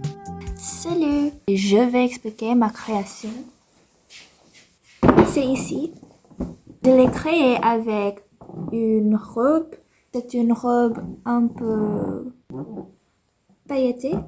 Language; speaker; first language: French; non-native, learner; Indonesian